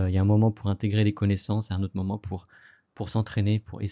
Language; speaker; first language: French; native; French